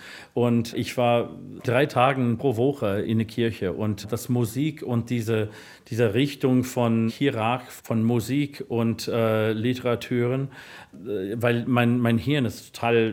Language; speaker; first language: German; non-native, fluent; English